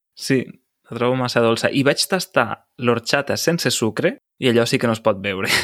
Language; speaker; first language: Catalan; native; Catalan